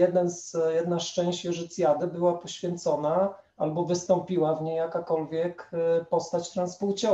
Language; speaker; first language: Polish; native; Polish